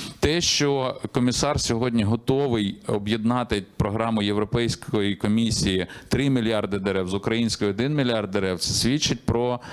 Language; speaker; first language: Ukrainian; native; Ukrainian